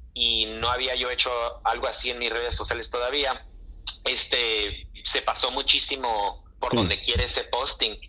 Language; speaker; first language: Spanish; early bilingual, heritage; Spanish